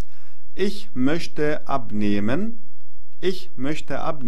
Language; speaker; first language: German; non-native, fluent; Arabic